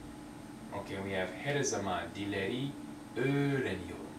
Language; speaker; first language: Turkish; non-native, learner; English